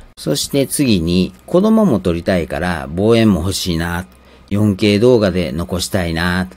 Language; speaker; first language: Japanese; native; Japanese